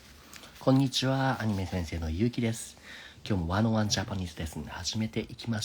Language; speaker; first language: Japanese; native; Japanese